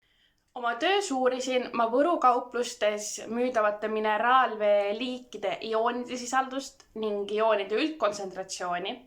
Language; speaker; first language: Estonian; native; Estonian